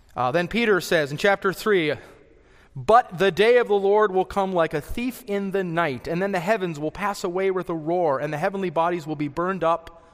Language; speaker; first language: English; native; English